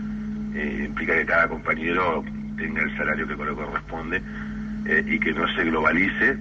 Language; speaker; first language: Spanish; native; Spanish